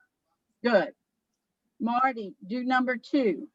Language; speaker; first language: English; native; English